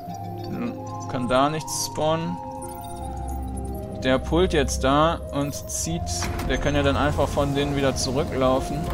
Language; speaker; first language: German; native; German